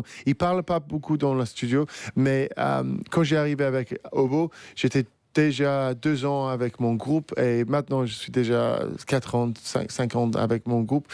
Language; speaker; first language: French; non-native, fluent; English